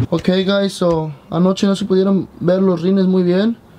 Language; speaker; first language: Spanish; early bilingual, heritage; Spanish